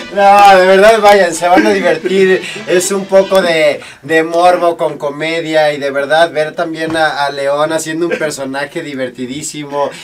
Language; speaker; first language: Spanish; native; Spanish